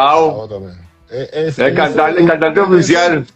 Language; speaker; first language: Spanish; native; Spanish